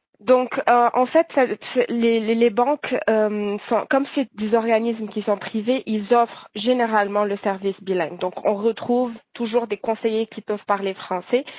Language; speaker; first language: French; non-native, local second language; Arabic